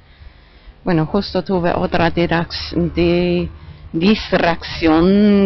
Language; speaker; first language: Spanish; non-native, fluent; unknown